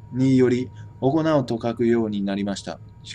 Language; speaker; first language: Japanese; non-native, fluent; English